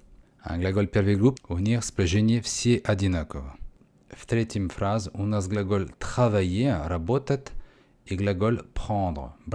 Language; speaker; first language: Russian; non-native, learner; French